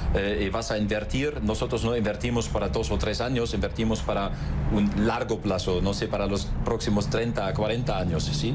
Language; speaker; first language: Spanish; non-native, fluent; German